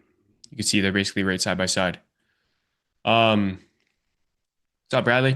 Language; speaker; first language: English; native; English